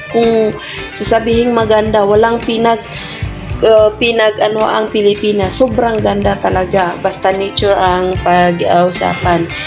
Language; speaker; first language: Filipino; non-native, local second language; Cebuano